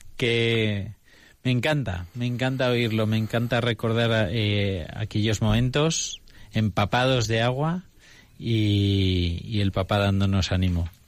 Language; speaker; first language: Spanish; native; Spanish